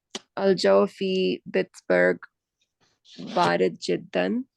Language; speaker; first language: Arabic; non-native, learner; Urdu